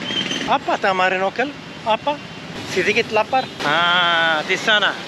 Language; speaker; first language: Indonesian; non-native, learner; Turkish